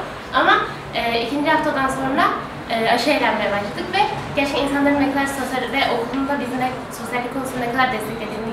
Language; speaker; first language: Turkish; native; Turkish